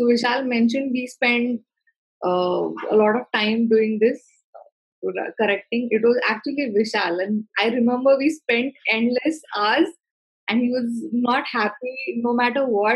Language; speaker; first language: English; non-native, local second language; Marathi